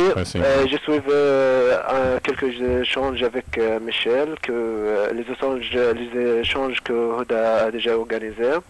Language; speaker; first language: French; non-native, learner; Arabic